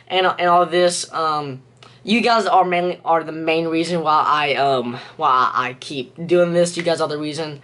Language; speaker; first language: English; native; English